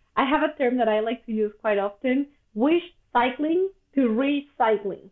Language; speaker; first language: English; non-native, fluent; Spanish